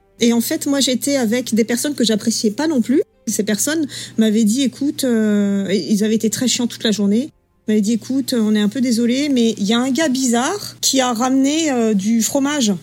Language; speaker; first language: French; native; French